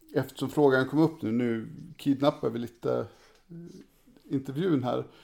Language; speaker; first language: Swedish; native; Swedish